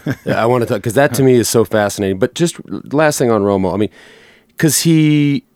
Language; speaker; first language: English; native; English